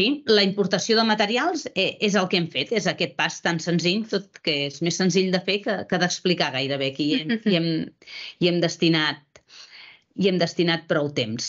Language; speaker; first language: Catalan; native; Catalan